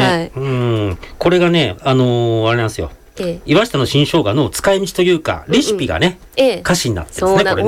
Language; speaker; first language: Japanese; native; Japanese